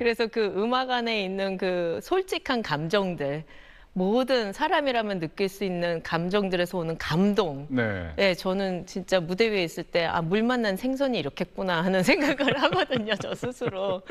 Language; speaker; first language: Korean; native; Korean